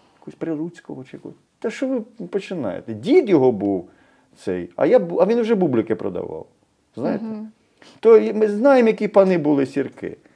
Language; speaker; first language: Ukrainian; native; Ukrainian